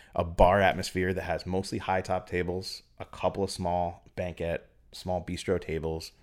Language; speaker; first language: English; native; English